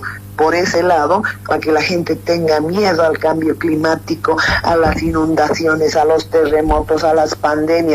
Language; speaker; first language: Spanish; native; Spanish